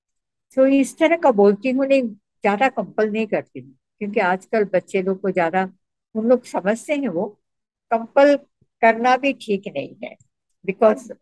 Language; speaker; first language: Hindi; non-native, local second language; Tamil